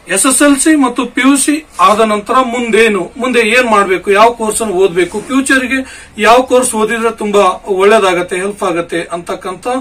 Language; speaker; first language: Kannada; non-native, local second language; Lambadi